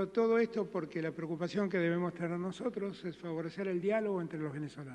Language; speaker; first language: Spanish; native; Spanish